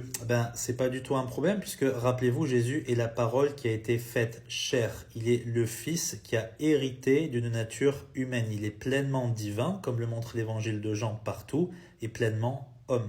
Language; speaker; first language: French; native; French